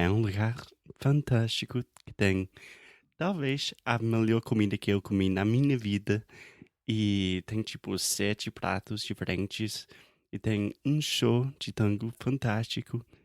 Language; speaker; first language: Portuguese; non-native, fluent; English